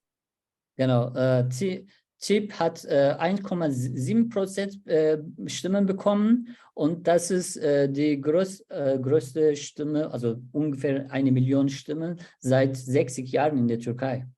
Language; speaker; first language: German; non-native, learner; Turkish